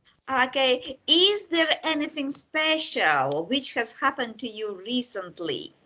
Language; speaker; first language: English; non-native, fluent; Russian